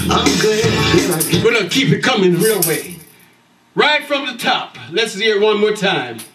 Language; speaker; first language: English; native; English